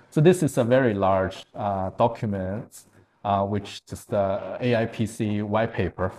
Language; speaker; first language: English; non-native, fluent; Chinese